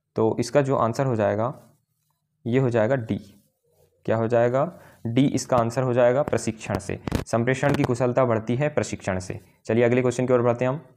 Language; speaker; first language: Hindi; native; Hindi